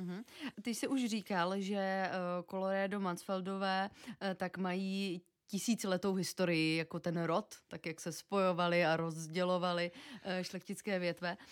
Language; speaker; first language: Czech; native; Czech